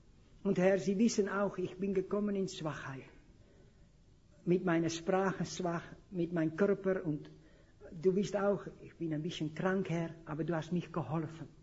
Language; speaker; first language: German; non-native, fluent; Dutch